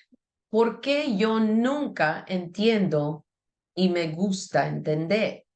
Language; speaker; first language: Spanish; non-native, fluent; English